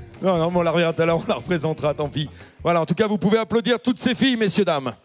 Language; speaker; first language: French; native; French